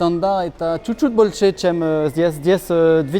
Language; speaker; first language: Russian; non-native, learner; French